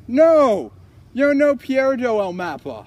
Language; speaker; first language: Spanish; non-native, learner; English